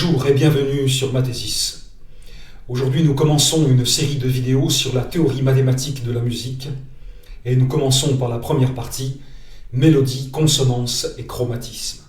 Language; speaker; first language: French; native; French